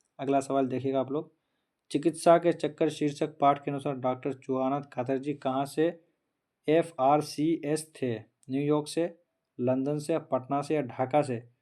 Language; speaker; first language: Hindi; native; Hindi